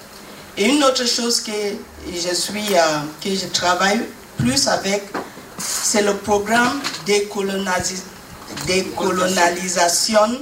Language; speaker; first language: French; non-native, learner; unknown